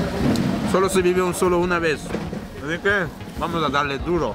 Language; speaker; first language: Spanish; non-native, fluent; Arabic